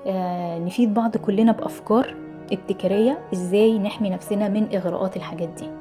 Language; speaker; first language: Arabic; native; Arabic